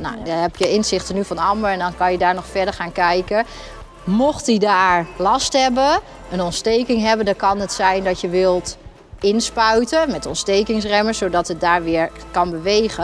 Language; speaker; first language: Dutch; native; Dutch